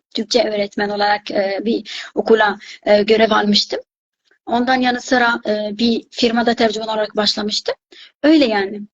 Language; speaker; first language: Turkish; non-native, fluent; Arabic